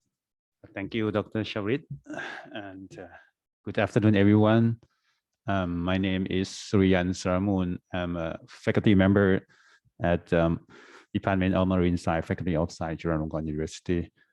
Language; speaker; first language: English; non-native, fluent; Thai